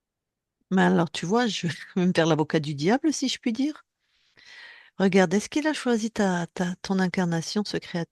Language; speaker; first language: French; native; French